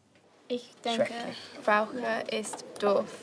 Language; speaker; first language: German; non-native, learner; English